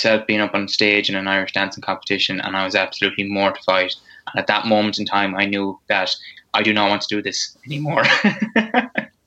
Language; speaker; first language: English; native; English